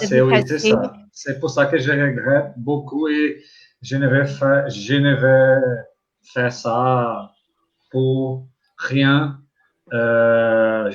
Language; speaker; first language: French; non-native, learner; Portuguese